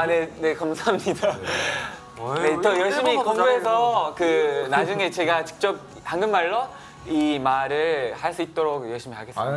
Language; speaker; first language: Korean; non-native, fluent; Japanese